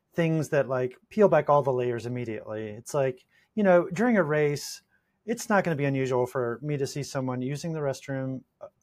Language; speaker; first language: English; native; English